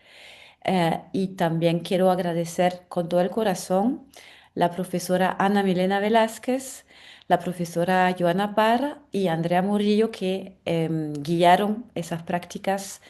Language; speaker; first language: Spanish; non-native, fluent; French